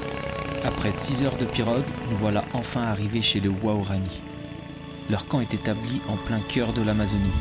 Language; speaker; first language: French; native; French